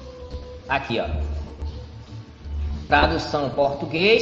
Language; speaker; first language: Portuguese; native; Portuguese